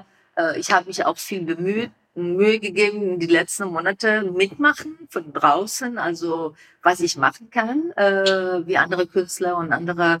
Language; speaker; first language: German; non-native, learner; Persian